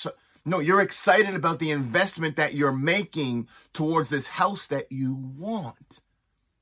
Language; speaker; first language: English; native; English